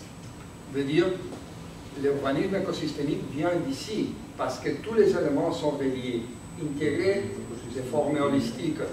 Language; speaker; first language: French; non-native, learner; Spanish